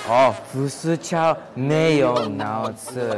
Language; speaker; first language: Chinese; non-native, learner; English